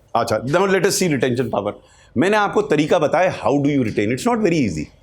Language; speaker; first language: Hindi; native; Hindi